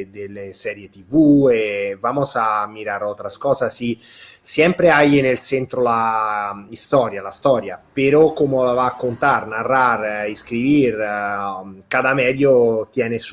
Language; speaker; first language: Spanish; non-native, fluent; Italian